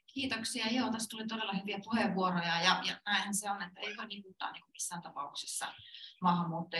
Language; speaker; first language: Finnish; native; Finnish